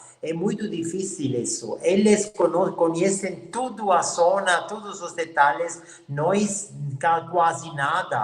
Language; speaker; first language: Portuguese; non-native, learner; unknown